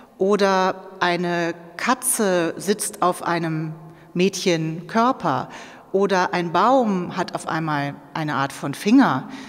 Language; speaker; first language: German; native; German